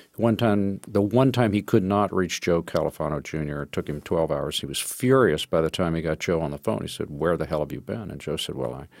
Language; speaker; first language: English; native; English